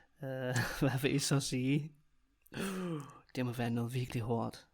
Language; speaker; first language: Danish; native; Danish